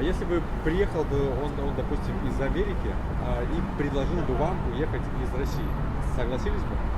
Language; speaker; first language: Russian; native; Russian